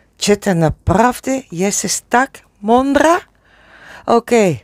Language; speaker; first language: Polish; non-native, learner; Dutch